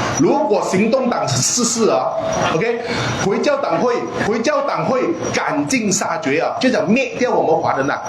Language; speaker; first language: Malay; non-native, local second language; Chinese